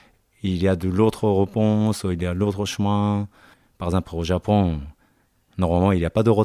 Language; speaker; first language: French; non-native, learner; Japanese